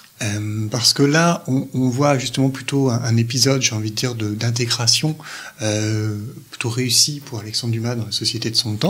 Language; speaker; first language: French; native; French